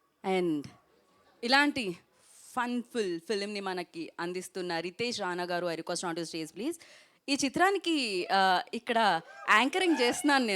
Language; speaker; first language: Telugu; native; Telugu